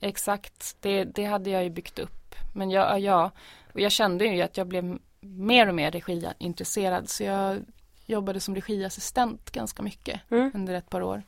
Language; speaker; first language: Swedish; native; Swedish